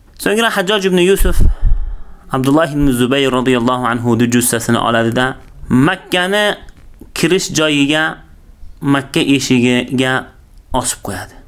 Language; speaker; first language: Uzbek; native; Uzbek